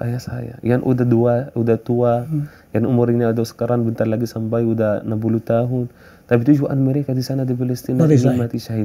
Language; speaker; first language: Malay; non-native, fluent; Arabic